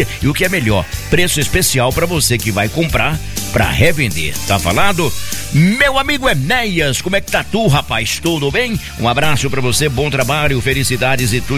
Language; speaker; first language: Portuguese; native; Portuguese